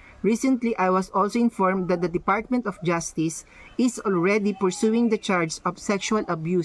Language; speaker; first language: English; non-native, local second language; Filipino